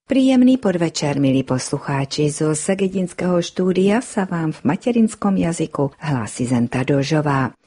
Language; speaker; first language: Slovak; early bilingual, heritage; Slovak